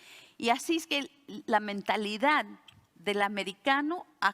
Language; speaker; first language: Spanish; early bilingual, heritage; Spanish